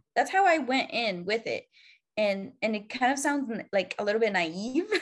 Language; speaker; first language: English; non-native, fluent; Arabic